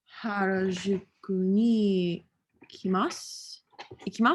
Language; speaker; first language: Japanese; non-native, learner; English